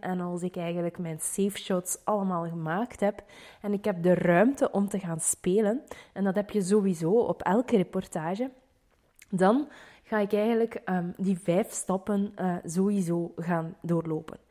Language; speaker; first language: Dutch; native; Dutch